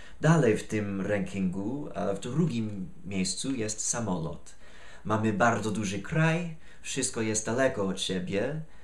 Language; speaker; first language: Polish; non-native, fluent; English